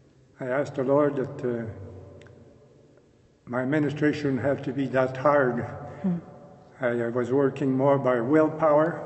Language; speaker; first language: English; non-native, local second language; French